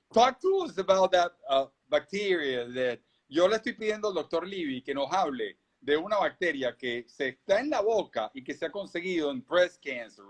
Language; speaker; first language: Spanish; native; Spanish